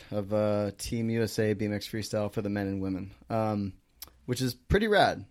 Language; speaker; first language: English; native; English